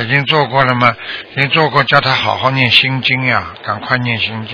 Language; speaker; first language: Chinese; native; Chinese